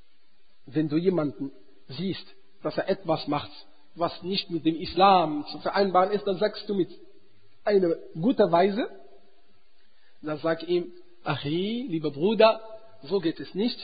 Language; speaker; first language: German; non-native, fluent; Arabic